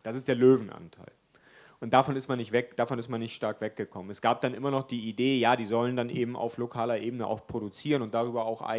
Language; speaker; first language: German; native; German